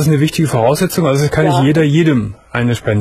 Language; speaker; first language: German; native; German